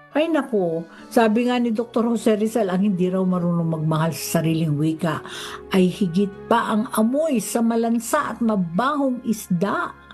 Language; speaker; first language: Filipino; native; Filipino